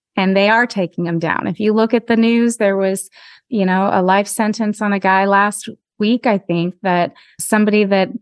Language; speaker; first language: English; native; English